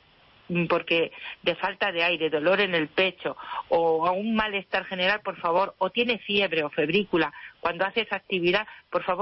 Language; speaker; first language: Spanish; native; Spanish